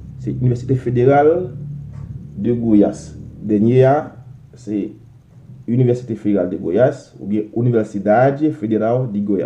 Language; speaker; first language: French; non-native, local second language; Haitian Creole